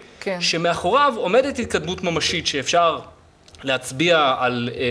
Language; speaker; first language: Hebrew; native; Hebrew